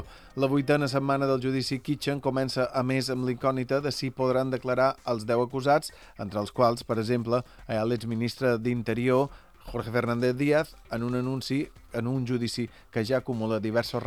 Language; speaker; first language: Catalan; native; Catalan